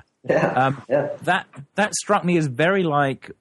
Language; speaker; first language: English; native; English